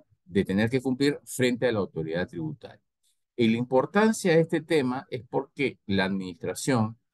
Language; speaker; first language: Spanish; native; Spanish